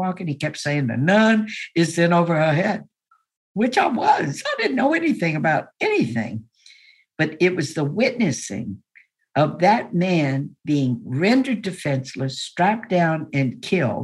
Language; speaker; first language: English; native; English